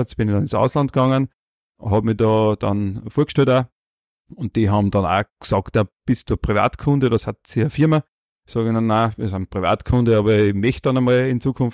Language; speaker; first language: German; native; German